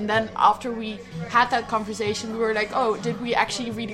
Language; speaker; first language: English; non-native, fluent; Dutch